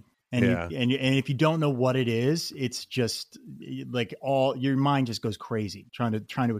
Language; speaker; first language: English; native; English